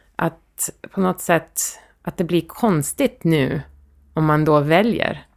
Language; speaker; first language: Swedish; early bilingual, heritage; Swedish